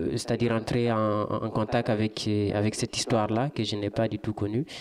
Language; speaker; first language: French; non-native, local second language; Fula